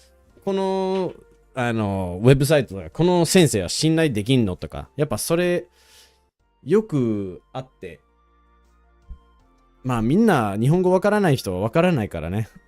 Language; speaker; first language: Japanese; non-native, fluent; English